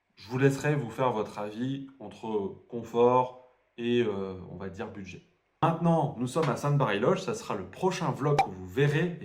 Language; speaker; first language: French; native; French